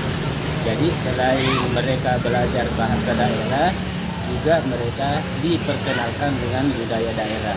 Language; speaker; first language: Indonesian; native; Indonesian